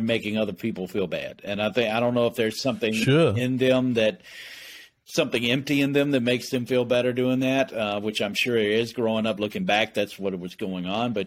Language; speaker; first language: English; native; English